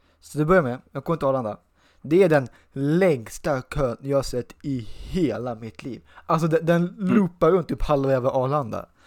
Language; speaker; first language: Swedish; native; Swedish